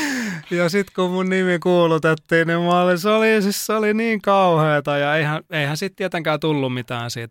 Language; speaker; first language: Finnish; native; Finnish